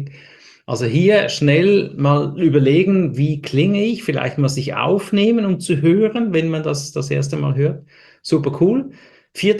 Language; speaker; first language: German; native; German